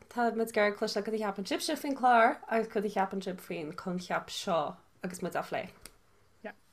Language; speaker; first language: Irish; native; Irish